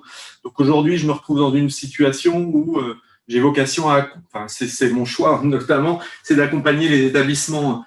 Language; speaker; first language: French; native; French